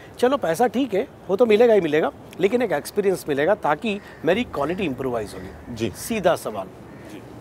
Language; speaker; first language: Hindi; non-native, local second language; Gujarati